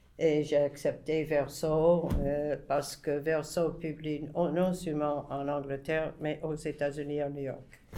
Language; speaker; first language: French; non-native, fluent; English